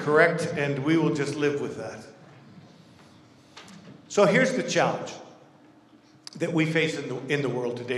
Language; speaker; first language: English; native; English